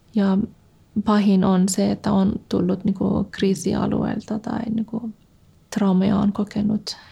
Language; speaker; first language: Finnish; non-native, fluent; Persian